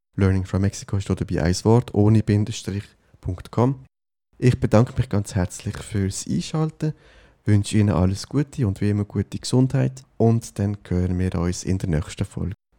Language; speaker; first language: German; native; German